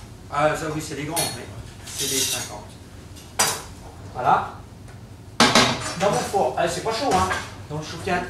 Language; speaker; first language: French; native; French